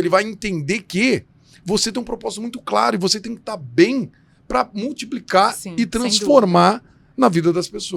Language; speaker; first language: Portuguese; native; Portuguese